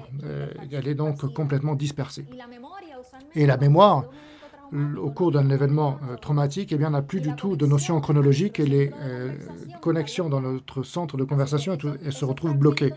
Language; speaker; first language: French; native; French